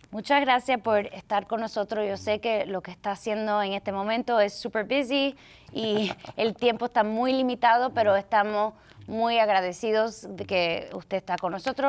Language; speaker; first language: Spanish; early bilingual, heritage; Spanish